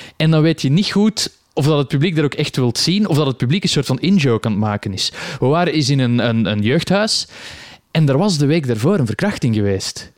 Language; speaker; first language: Dutch; native; Dutch